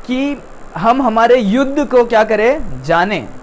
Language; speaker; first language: Hindi; non-native, local second language; Tamil